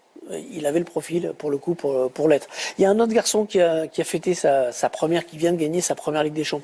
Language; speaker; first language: French; native; French